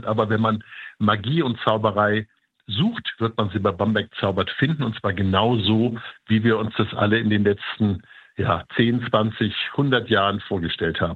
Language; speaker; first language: German; native; German